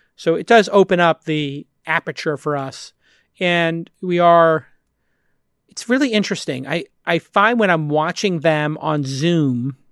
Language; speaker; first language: English; native; English